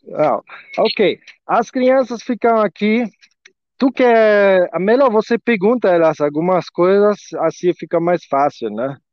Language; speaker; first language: Portuguese; non-native, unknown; German